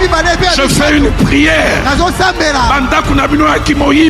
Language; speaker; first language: French; non-native, local second language; Lingala